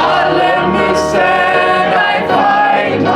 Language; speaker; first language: German; non-native, learner; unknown